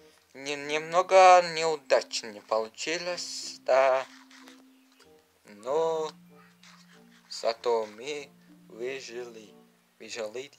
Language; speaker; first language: Russian; non-native, learner; Uzbek